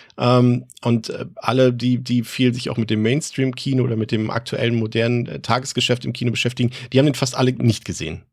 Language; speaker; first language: German; native; German